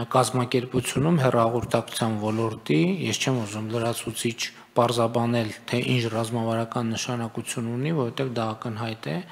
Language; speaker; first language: Armenian; native; Armenian